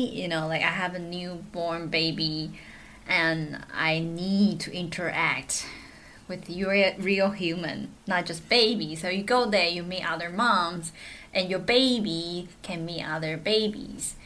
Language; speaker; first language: English; non-native, fluent; Chinese